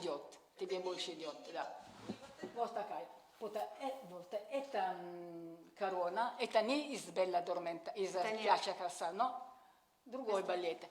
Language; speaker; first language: Russian; non-native, learner; Italian